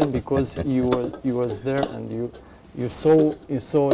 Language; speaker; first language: English; non-native, fluent; Romanian